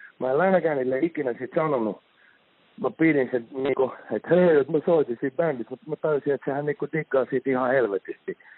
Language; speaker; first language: Finnish; native; Finnish